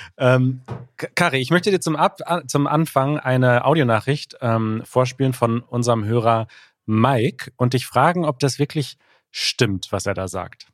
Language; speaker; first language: German; native; German